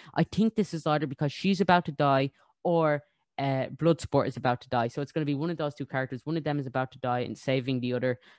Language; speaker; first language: English; native; English